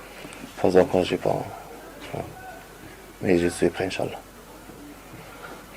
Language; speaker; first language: French; non-native, learner; Arabic